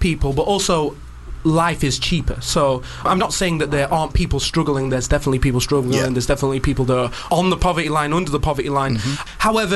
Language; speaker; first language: English; native; English